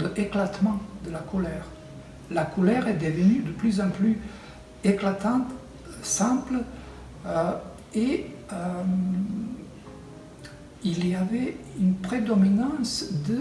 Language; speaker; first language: French; non-native, fluent; Serbian